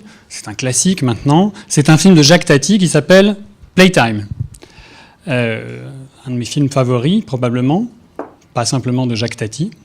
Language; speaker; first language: French; native; French